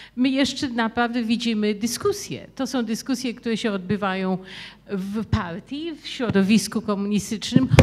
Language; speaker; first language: Polish; early bilingual, heritage; Polish